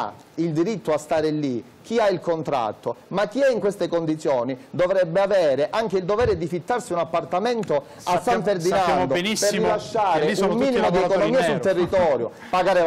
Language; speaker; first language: Italian; native; Italian